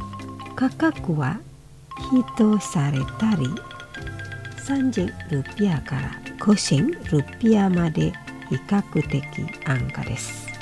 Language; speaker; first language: Japanese; non-native, fluent; Indonesian